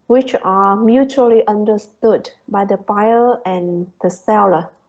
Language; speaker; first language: English; non-native, fluent; Vietnamese